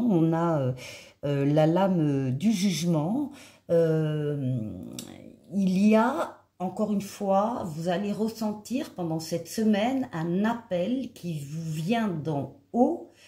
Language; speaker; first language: French; native; French